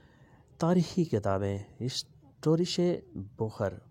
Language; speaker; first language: German; non-native, learner; Urdu